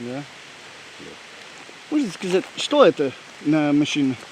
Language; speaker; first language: Russian; non-native, learner; English